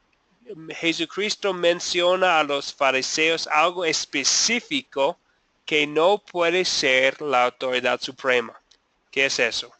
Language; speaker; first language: Spanish; non-native, fluent; English